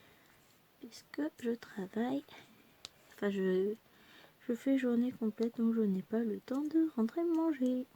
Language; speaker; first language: French; native; French